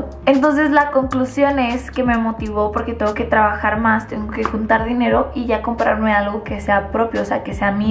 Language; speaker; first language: Spanish; native; Spanish